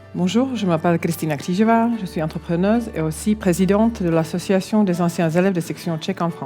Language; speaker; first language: French; non-native, local second language; Czech